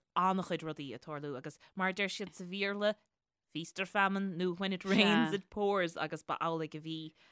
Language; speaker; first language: Irish; native; Irish